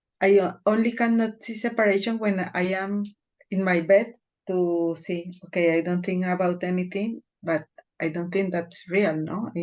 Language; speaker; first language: English; non-native, fluent; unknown